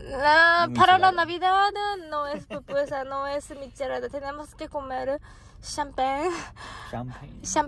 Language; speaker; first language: Spanish; non-native, fluent; Japanese